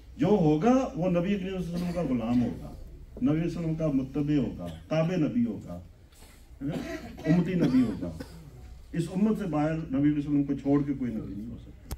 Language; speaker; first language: Urdu; non-native, local second language; Punjabi